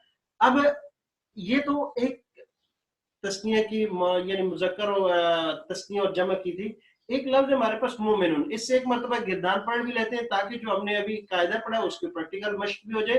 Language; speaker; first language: Urdu; native; Urdu